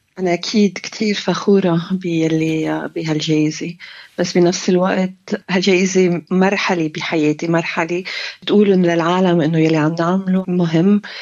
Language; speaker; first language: Arabic; early bilingual, heritage; Arabic